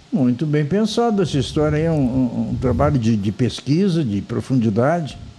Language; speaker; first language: Portuguese; native; Portuguese